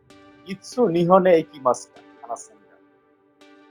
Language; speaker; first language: Japanese; non-native, fluent; Bangla